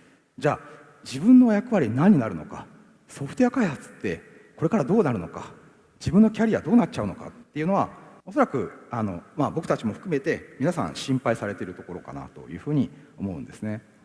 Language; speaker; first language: Japanese; native; Japanese